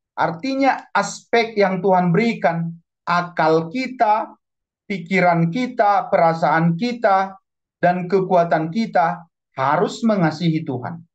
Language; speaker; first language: Indonesian; non-native, local second language; Batak Toba